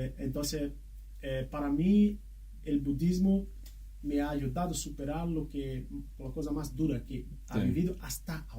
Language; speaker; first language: Spanish; non-native, fluent; Portuguese